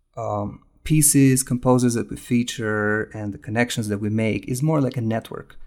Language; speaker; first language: English; non-native, fluent; Albanian